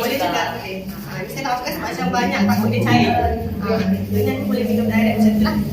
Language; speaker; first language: Malay; native; Malay